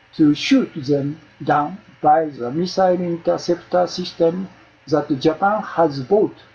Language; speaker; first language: English; non-native, learner; Japanese